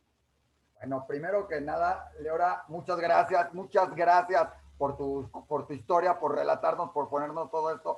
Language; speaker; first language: Spanish; native; Spanish